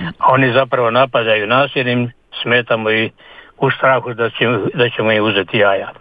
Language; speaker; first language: Croatian; native; Croatian